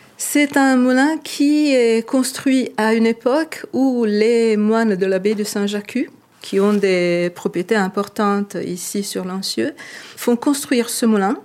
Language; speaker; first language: French; non-native, fluent; Italian